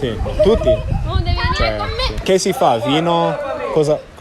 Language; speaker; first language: Italian; non-native, fluent; English